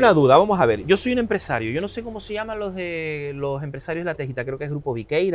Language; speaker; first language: Spanish; native; Spanish